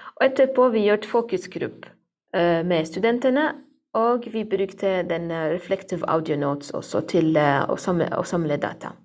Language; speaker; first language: Norwegian; non-native, learner; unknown